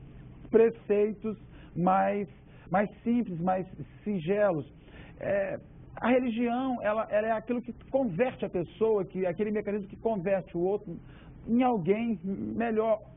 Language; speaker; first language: Portuguese; native; Portuguese